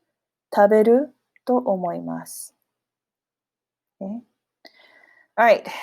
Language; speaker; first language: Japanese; non-native, fluent; English